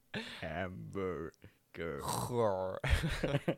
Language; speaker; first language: English; non-native, fluent; German